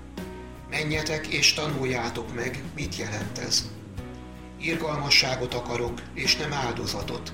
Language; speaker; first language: Hungarian; native; Hungarian